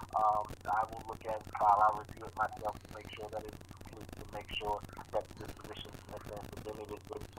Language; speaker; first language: English; native; English